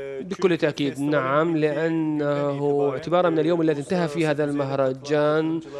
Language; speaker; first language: Arabic; non-native, fluent; Turkish